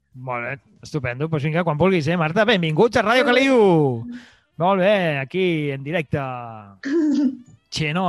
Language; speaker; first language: Catalan; native; Catalan